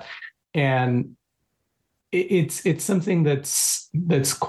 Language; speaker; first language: English; non-native, local second language; Bangla